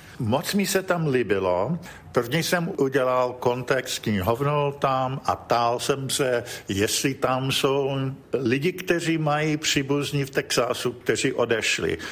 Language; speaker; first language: Czech; early bilingual, heritage; English